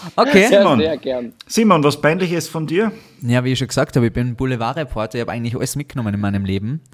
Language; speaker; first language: German; native; German